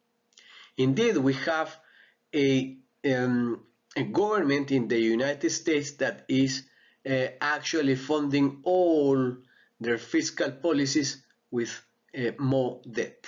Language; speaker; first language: English; non-native, fluent; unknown